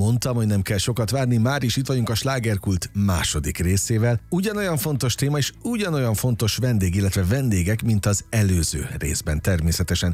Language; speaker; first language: Hungarian; native; Hungarian